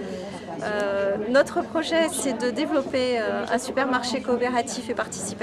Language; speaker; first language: French; native; French